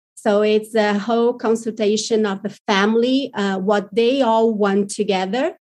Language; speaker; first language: English; non-native, fluent; Portuguese